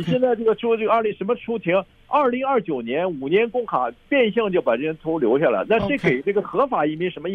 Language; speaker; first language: Chinese; native; Chinese